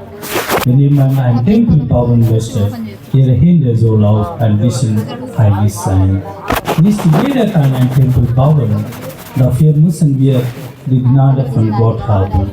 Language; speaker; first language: German; non-native, fluent; Telugu